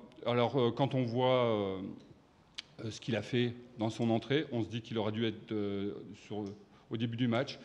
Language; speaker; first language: French; native; French